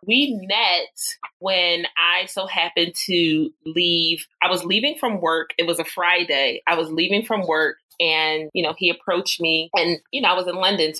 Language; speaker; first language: English; native; English